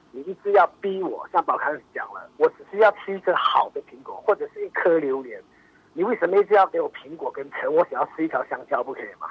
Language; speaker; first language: Chinese; native; Chinese